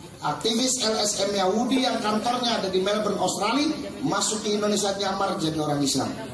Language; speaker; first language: Indonesian; non-native, local second language; Javanese